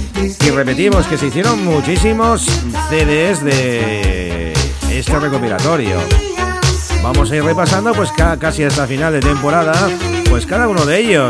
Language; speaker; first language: Spanish; native; Spanish